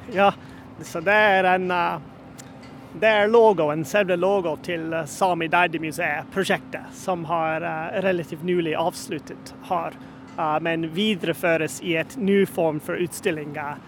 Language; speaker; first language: Norwegian; non-native, fluent; English